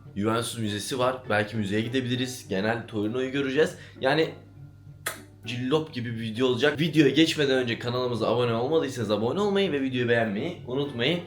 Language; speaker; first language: Turkish; native; Turkish